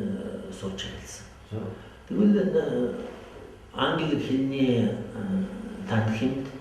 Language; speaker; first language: Mongolian; non-native, fluent; French